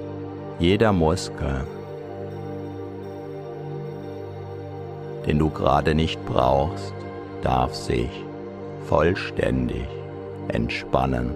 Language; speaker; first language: German; native; German